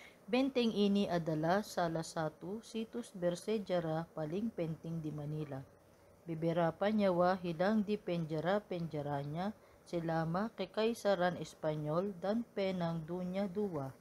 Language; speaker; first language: Indonesian; non-native, learner; Filipino